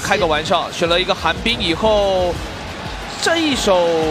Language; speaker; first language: Chinese; native; Chinese